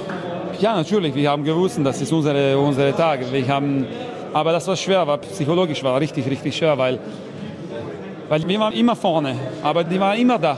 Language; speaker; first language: German; non-native, learner; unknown